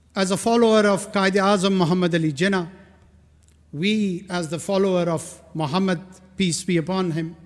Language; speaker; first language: English; non-native, local second language; Pashto